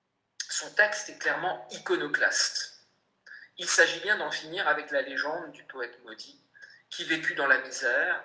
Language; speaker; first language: French; native; French